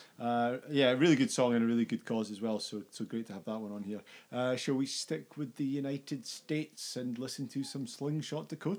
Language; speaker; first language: English; native; English